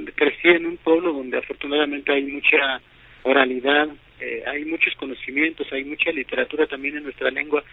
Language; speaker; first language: Spanish; non-native, local second language; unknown